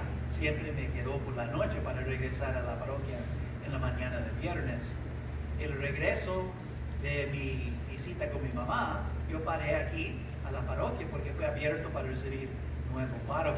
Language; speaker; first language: Spanish; early bilingual, heritage; English